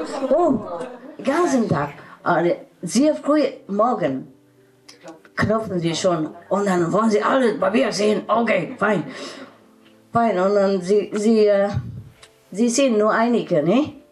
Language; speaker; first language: German; non-native, learner; Vietnamese